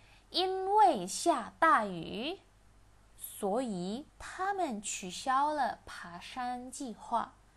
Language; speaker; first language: Chinese; non-native, fluent; Indonesian